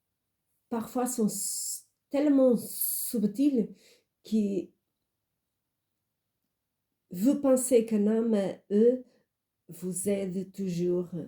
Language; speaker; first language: French; non-native, fluent; Portuguese